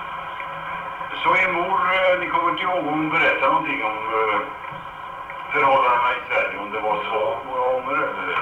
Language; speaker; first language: Swedish; non-native, fluent; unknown